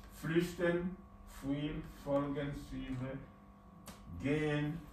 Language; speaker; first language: German; non-native, fluent; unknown